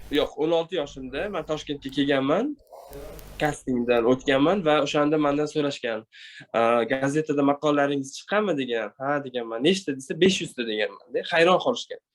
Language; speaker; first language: Uzbek; non-native, local second language; Tajik